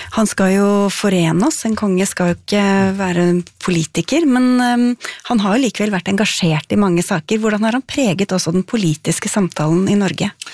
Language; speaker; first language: Norwegian; native; Norwegian